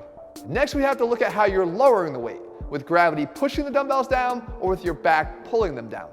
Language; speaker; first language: English; native; English